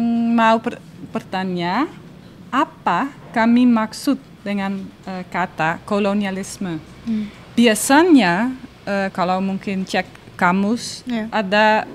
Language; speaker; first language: Indonesian; non-native, learner; Dutch